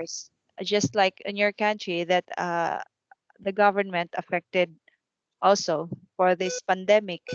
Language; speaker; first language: English; non-native, fluent; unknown